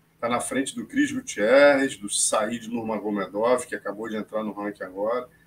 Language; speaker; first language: Portuguese; native; Portuguese